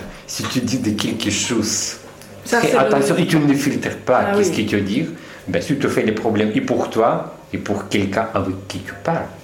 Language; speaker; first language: French; non-native, learner; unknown